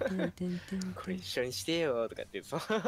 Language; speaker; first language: Japanese; native; Japanese